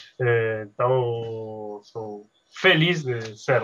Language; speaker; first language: Portuguese; non-native, learner; Italian